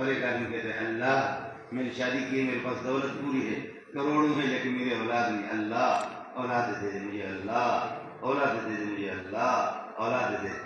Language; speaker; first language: Urdu; non-native, local second language; Brahui